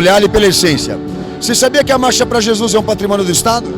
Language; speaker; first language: Portuguese; native; Portuguese